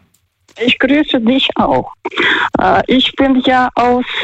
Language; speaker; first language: German; non-native, fluent; Russian